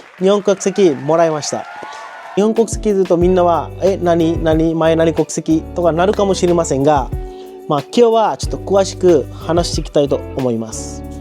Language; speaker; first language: Japanese; non-native, fluent; Sinhala